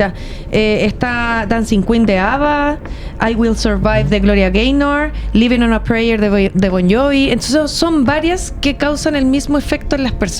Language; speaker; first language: Spanish; native; Spanish